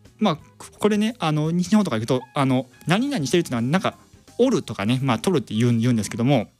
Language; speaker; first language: Japanese; native; Japanese